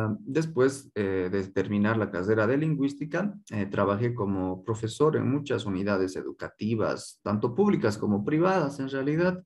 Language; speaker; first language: Spanish; native; Spanish